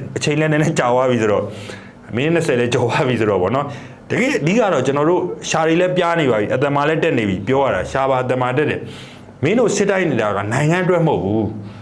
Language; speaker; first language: Burmese; native; Burmese